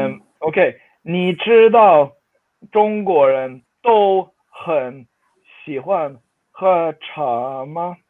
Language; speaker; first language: Chinese; non-native, fluent; Swedish